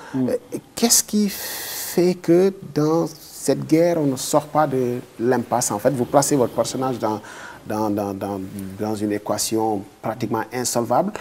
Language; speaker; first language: French; non-native, local second language; Wolof